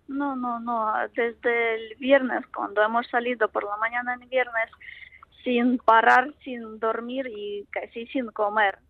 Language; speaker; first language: Spanish; non-native, fluent; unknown